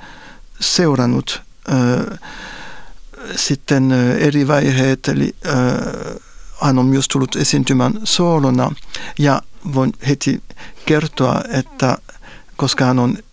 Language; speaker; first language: Finnish; non-native, fluent; French